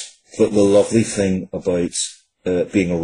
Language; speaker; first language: English; native; English